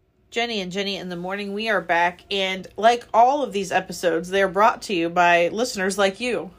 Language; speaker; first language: English; native; English